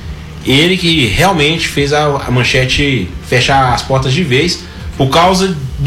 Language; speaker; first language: Portuguese; native; Portuguese